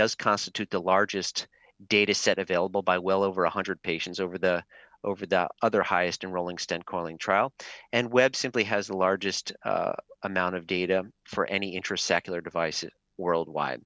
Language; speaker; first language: English; native; English